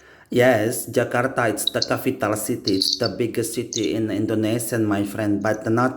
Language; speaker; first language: English; non-native, learner; Indonesian